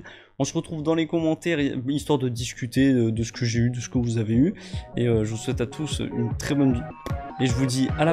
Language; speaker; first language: French; native; French